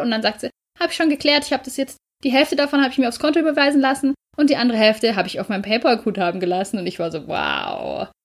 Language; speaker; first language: German; native; German